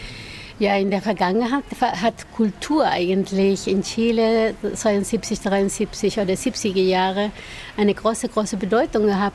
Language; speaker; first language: German; non-native, fluent; Spanish